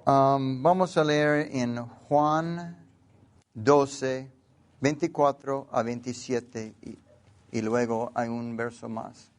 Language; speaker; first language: Spanish; non-native, learner; English